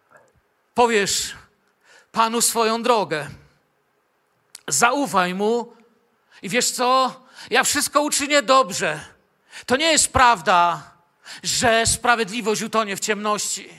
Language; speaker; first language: Polish; native; Polish